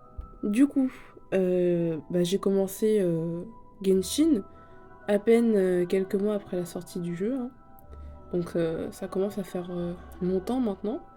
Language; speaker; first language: French; native; French